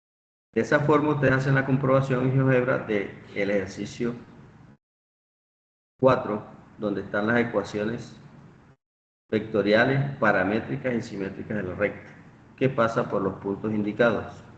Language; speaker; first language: Spanish; native; Spanish